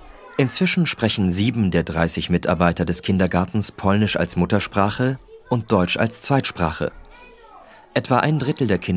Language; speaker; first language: German; native; German